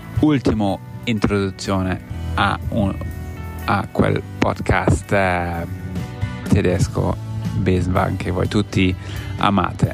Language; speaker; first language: Italian; non-native, learner; German